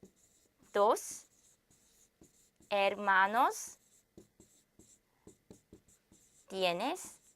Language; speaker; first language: Spanish; non-native, fluent; Korean